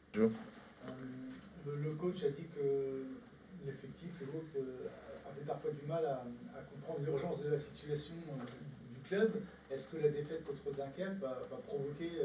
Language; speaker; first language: French; native; French